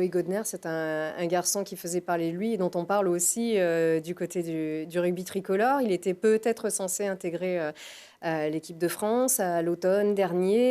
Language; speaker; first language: French; native; French